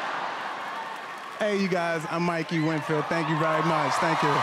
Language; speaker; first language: English; native; English